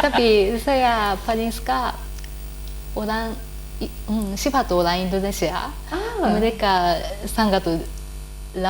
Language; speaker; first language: Indonesian; non-native, learner; Japanese